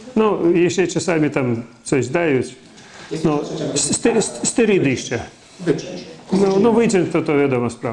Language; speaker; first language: Polish; non-native, fluent; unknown